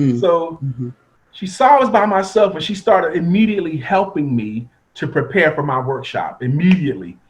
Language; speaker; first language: English; native; English